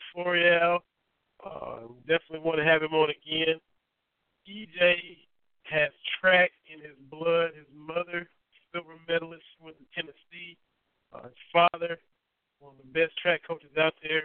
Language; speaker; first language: English; native; English